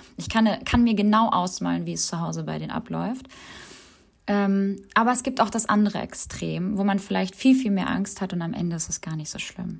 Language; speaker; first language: German; early bilingual, other home language; Albanian